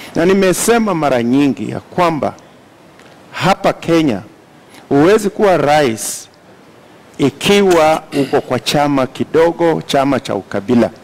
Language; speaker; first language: Swahili; non-native, local second language; Luyia